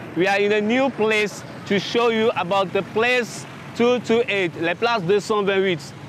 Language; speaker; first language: English; non-native, fluent; Ewe